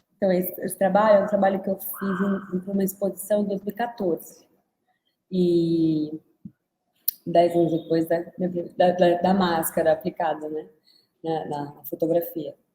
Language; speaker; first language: Portuguese; native; Portuguese